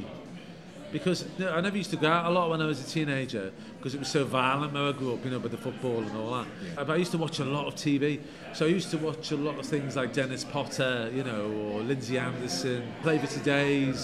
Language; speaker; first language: English; native; English